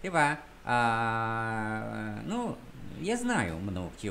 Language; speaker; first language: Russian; non-native, fluent; Vietnamese